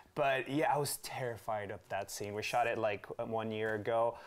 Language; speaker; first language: English; early bilingual, other home language; Portuguese